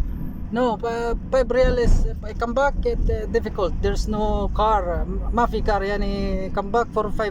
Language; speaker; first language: English; non-native, learner; Filipino